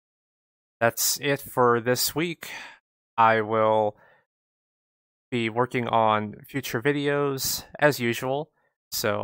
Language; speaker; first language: English; native; English